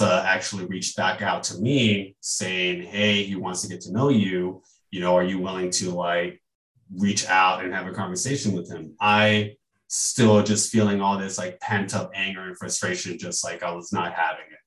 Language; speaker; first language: English; native; English